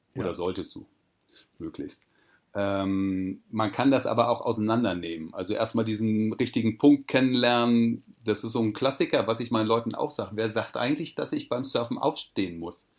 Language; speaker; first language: German; native; German